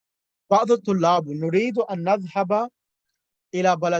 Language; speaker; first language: Arabic; non-native, fluent; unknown